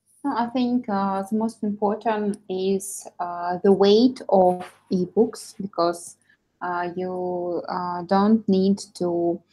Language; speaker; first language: English; non-native, fluent; Russian